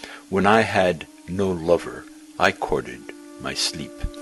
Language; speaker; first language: English; native; English